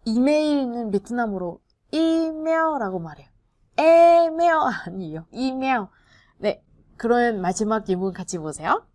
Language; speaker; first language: Korean; non-native, fluent; Vietnamese